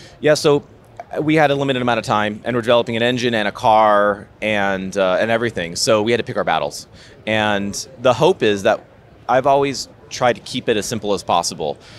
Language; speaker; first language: English; native; English